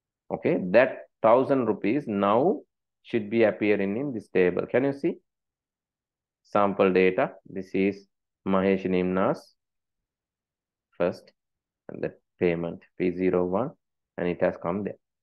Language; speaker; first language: English; non-native, local second language; Sinhala